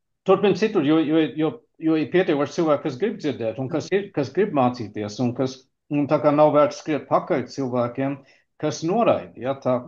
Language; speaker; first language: Latvian; early bilingual, heritage; Latvian